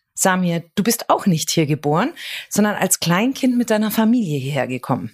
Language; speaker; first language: German; native; German